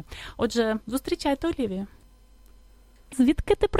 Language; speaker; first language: Ukrainian; native; Ukrainian